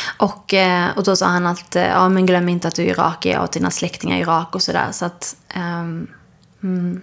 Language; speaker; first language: Swedish; early bilingual, other home language; Arabic